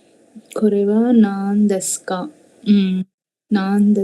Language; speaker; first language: Japanese; non-native, learner; Kannada